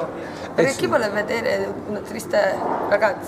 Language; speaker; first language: Italian; non-native, learner; Hungarian